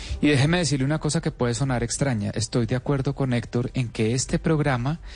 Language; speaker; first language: Spanish; native; Spanish